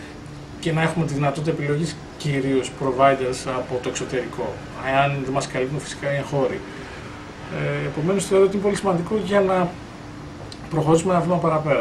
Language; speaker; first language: Greek; native; Greek